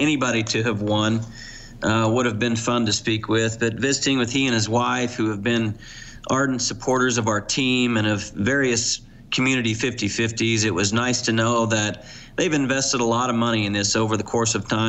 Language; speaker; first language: English; native; English